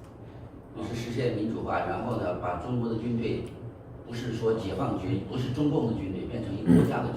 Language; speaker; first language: Chinese; native; Chinese